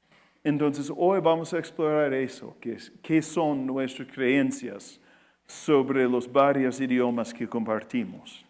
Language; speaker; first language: Spanish; non-native, fluent; English